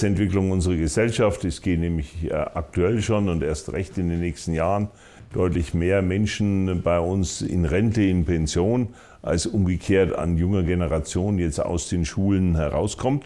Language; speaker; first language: German; native; German